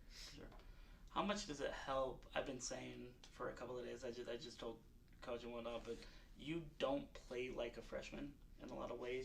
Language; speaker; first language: English; native; English